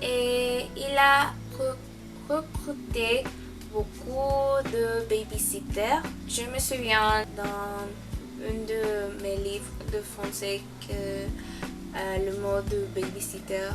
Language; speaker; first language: French; non-native, learner; Spanish